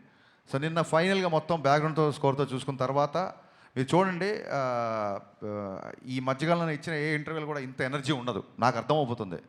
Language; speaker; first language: Telugu; native; Telugu